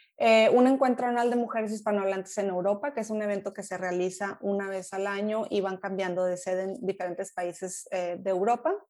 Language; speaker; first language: Spanish; native; Spanish